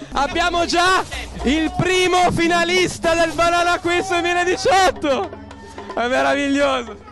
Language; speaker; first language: Italian; native; Italian